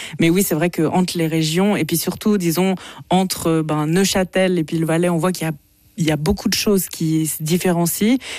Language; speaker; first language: French; native; French